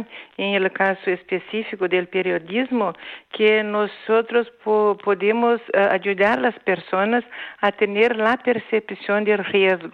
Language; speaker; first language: Spanish; non-native, fluent; Portuguese